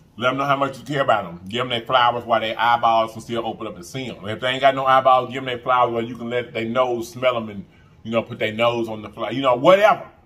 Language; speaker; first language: English; native; English